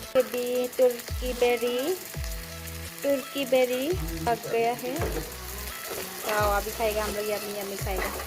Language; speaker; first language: Hindi; non-native, local second language; Bodo